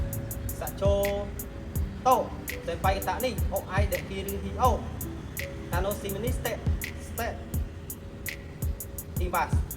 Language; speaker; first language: Japanese; non-native, learner; Khmer